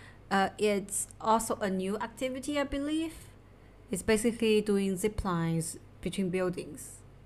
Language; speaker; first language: English; non-native, fluent; Chinese